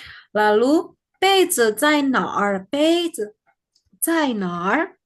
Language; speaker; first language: Chinese; non-native, fluent; Indonesian